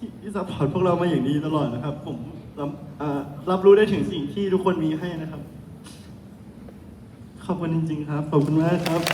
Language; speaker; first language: Thai; native; Thai